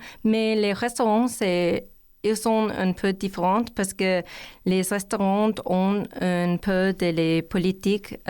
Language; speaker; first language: French; non-native, learner; English